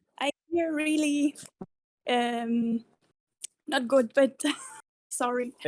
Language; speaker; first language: English; non-native, learner; Dutch